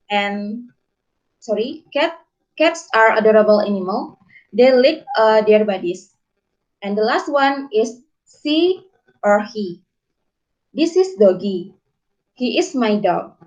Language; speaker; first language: English; non-native, learner; Indonesian